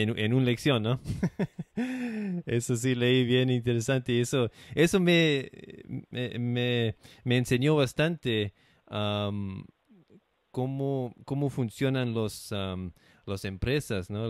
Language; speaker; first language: Spanish; non-native, learner; English